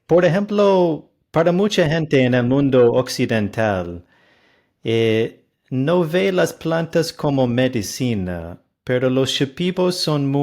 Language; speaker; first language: Spanish; non-native, fluent; English